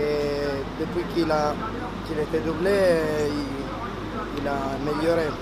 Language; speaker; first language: French; non-native, learner; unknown